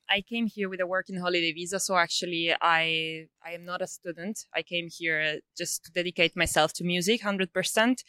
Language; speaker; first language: English; non-native, fluent; Italian